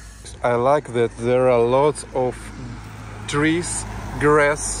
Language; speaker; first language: English; non-native, learner; Russian